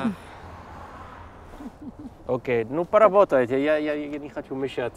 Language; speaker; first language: Russian; non-native, fluent; Dutch